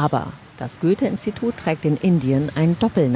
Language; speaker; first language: German; native; German